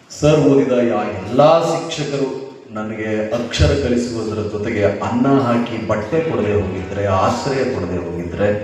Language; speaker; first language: Kannada; native; Kannada